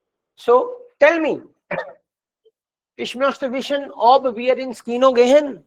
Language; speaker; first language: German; non-native, fluent; Hindi